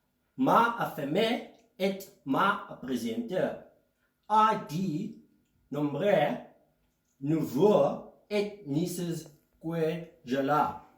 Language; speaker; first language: French; non-native, learner; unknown